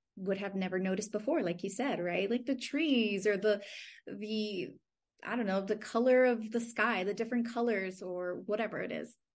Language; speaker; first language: English; native; English